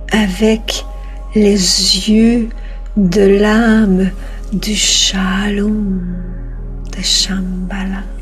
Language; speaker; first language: French; native; French